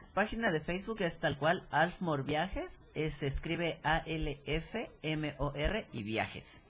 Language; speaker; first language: Spanish; native; Spanish